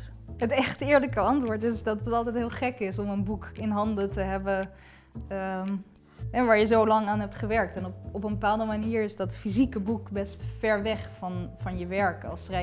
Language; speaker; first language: Dutch; native; Dutch